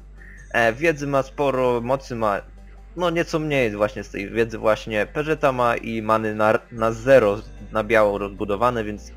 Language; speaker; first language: Polish; native; Polish